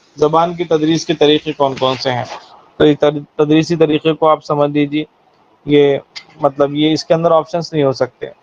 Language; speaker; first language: Urdu; native; Urdu